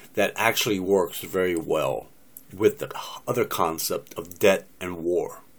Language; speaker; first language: English; native; English